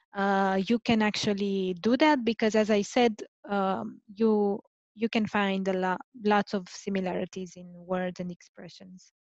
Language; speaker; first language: English; non-native, fluent; Romanian